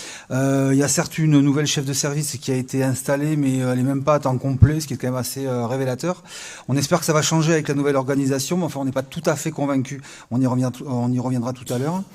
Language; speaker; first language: French; native; French